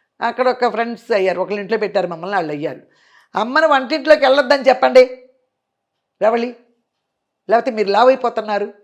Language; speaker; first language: Telugu; native; Telugu